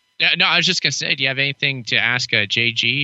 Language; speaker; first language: English; native; English